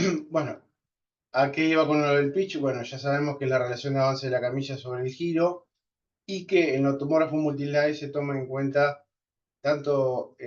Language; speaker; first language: Spanish; native; Spanish